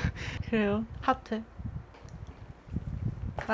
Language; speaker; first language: Korean; non-native, fluent; Japanese